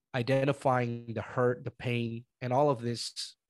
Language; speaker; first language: English; early bilingual, other home language; Spanish